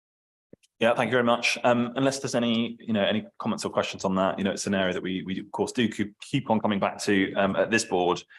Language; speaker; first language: English; native; English